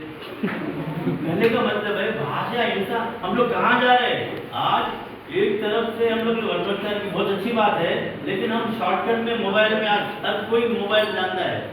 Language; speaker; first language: Hindi; non-native, local second language; Marathi